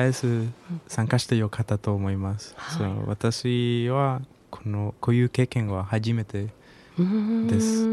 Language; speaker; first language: Japanese; non-native, learner; Spanish